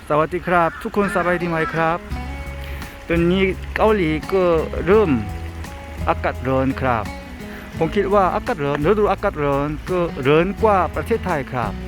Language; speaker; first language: Thai; non-native, learner; Korean